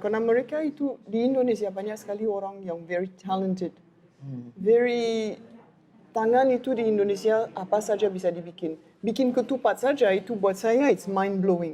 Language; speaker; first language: Indonesian; non-native, learner; French